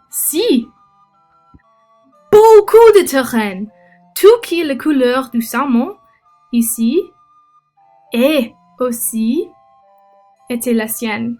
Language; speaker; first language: French; non-native, learner; English